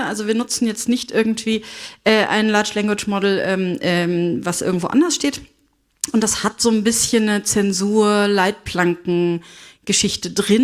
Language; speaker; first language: German; native; German